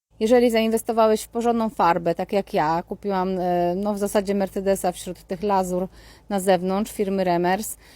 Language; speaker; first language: Polish; native; Polish